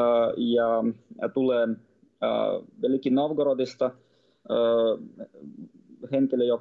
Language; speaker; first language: Finnish; non-native, fluent; Russian